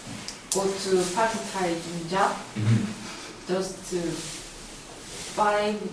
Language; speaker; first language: English; non-native, learner; Korean